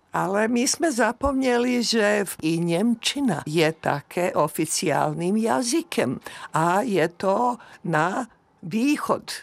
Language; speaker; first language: Czech; non-native, fluent; Serbian